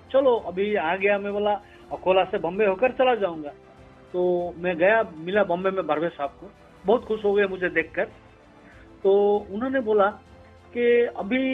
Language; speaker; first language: Hindi; non-native, local second language; Odia